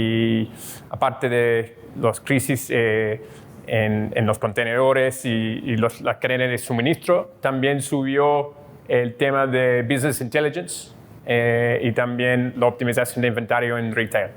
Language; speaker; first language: Spanish; non-native, fluent; English